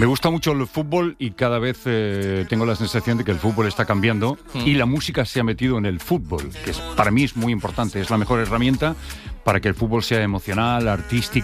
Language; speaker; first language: Spanish; native; Spanish